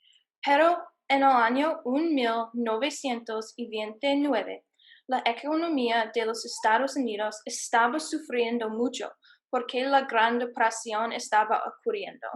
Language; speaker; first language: Spanish; non-native, learner; English